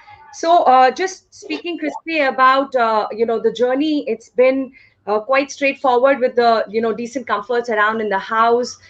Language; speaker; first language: English; non-native, local second language; Hindi